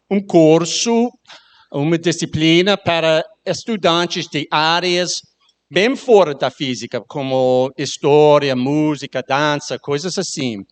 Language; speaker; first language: Portuguese; non-native, learner; English